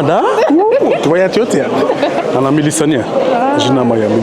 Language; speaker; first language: Russian; non-native, learner; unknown